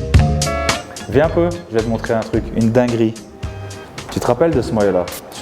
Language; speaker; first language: French; native; French